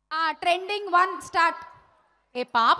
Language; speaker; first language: Telugu; native; Telugu